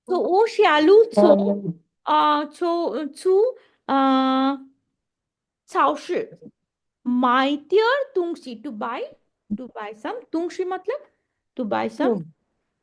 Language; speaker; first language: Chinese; non-native, learner; Hindi